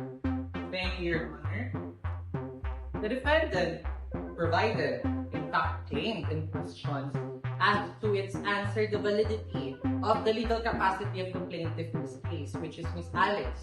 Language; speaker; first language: English; non-native, local second language; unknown